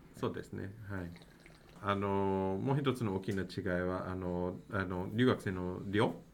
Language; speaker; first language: Japanese; non-native, fluent; English